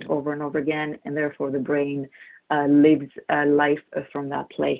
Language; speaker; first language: English; non-native, fluent; Greek